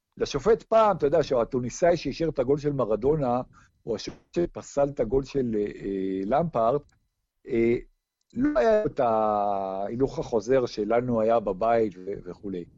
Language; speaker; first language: Hebrew; native; Hebrew